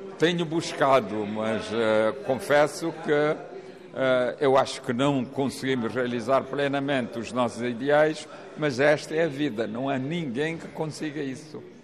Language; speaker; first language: Portuguese; non-native, local second language; Kabuverdianu